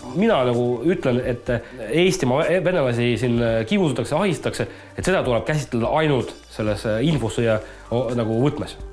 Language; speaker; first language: Estonian; non-native, local second language; Russian